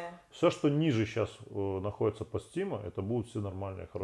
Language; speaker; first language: Russian; native; Russian